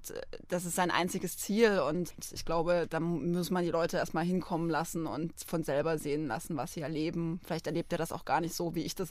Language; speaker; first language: German; native; German